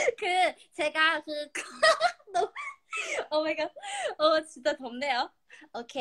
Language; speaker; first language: Korean; non-native, learner; Thai